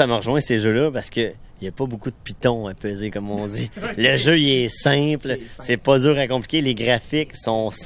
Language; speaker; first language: French; native; French